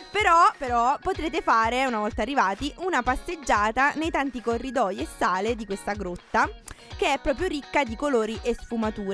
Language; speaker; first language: Italian; native; Italian